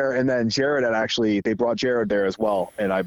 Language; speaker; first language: English; native; English